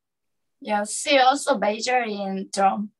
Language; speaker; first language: English; non-native, learner; Korean